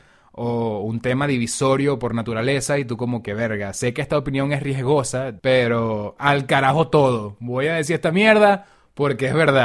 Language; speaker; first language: Spanish; native; Spanish